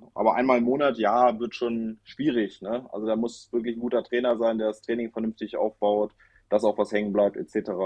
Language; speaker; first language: German; native; German